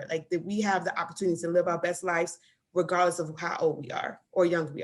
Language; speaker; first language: English; native; English